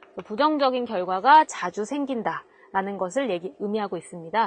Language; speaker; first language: Korean; native; Korean